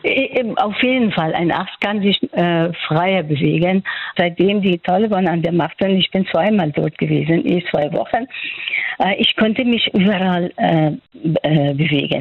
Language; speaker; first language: German; non-native, fluent; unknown